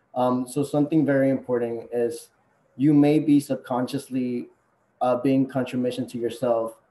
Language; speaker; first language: English; non-native, fluent; Spanish